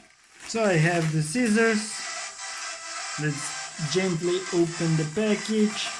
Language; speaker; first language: English; non-native, fluent; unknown